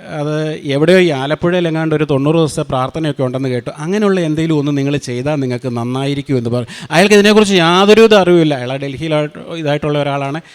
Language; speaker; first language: Malayalam; native; Malayalam